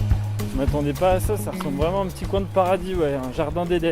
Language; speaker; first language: French; native; French